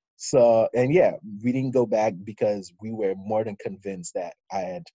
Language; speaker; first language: English; non-native, local second language; Yoruba